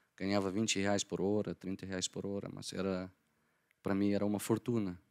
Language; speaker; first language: Portuguese; non-native, fluent; Arabic